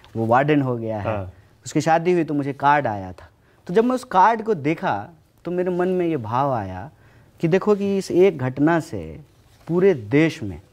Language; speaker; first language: Hindi; native; Hindi